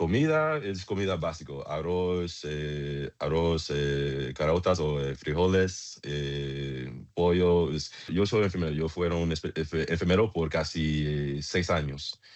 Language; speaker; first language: Spanish; non-native, learner; English